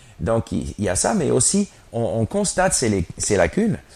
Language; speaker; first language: French; non-native, fluent; English